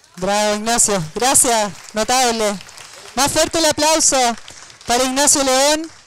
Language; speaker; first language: Spanish; native; Spanish